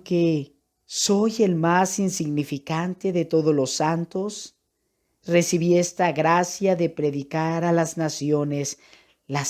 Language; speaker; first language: Spanish; native; Spanish